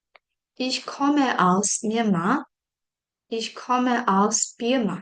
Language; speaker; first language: German; non-native, fluent; Burmese